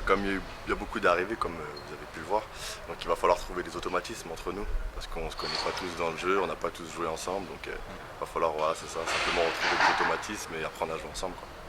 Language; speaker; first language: French; native; French